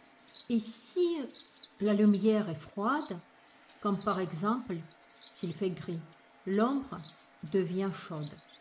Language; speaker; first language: French; non-native, fluent; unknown